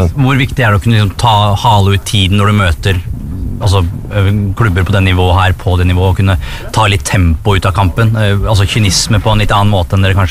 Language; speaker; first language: Norwegian; native; Norwegian